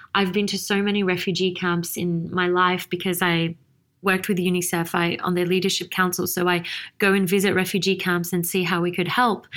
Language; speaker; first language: English; native; English